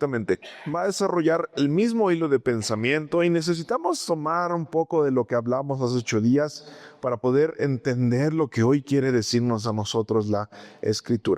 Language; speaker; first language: Spanish; native; Spanish